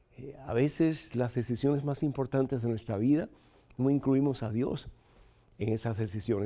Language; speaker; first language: Spanish; native; Spanish